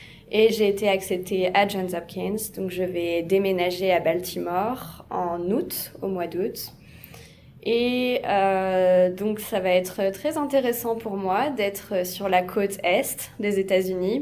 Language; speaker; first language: French; native; French